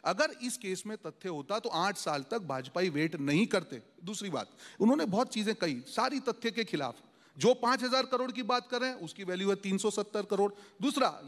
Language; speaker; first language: Hindi; non-native, local second language; Gujarati